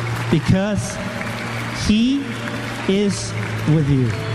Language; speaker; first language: English; non-native, fluent; Spanish